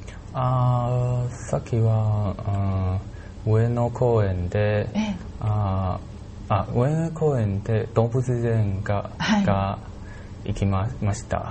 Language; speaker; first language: Japanese; non-native, learner; Chinese